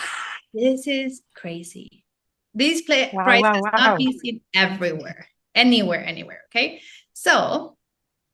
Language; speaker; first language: English; non-native, fluent; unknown